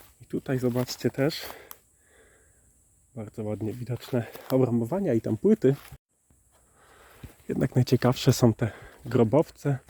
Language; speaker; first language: Polish; native; Polish